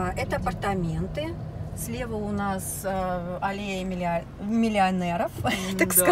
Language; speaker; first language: Russian; native; Russian